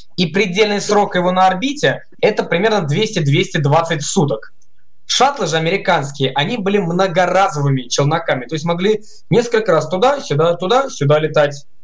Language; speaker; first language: Russian; native; Russian